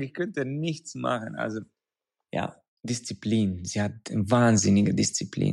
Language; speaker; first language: German; non-native, fluent; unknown